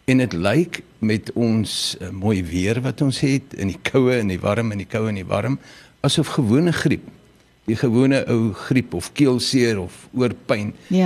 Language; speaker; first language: Afrikaans; native; Afrikaans